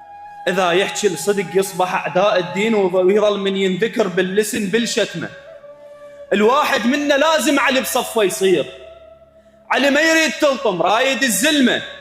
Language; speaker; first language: Arabic; native; Arabic